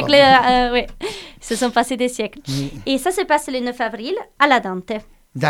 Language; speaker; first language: French; non-native, fluent; Italian